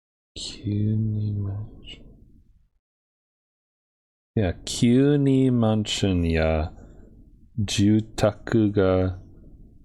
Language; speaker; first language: Japanese; non-native, learner; English